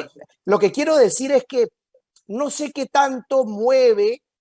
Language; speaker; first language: Spanish; native; Spanish